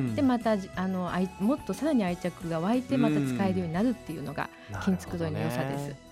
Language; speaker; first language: Japanese; native; Japanese